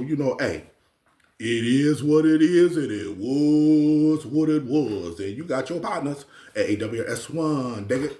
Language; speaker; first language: English; native; English